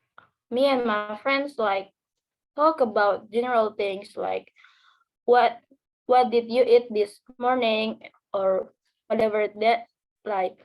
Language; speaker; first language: English; non-native, learner; Indonesian